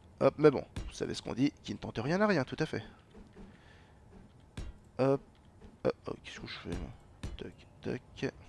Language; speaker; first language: French; native; French